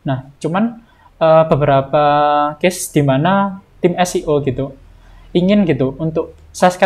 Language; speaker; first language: Indonesian; native; Indonesian